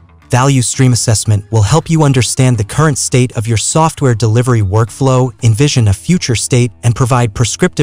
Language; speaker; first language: English; non-native, fluent; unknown